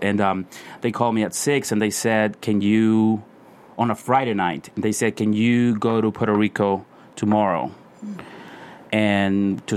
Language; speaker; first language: English; non-native, fluent; Spanish